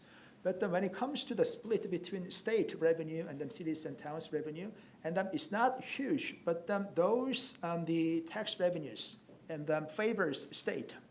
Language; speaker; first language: English; non-native, fluent; Korean